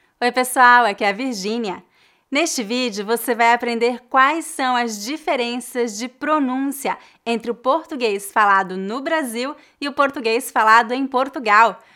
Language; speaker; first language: Portuguese; native; Portuguese